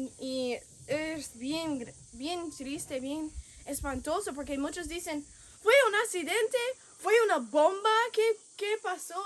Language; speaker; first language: Spanish; non-native, fluent; English